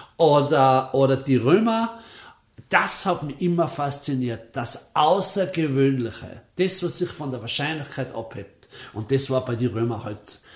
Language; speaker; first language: German; native; German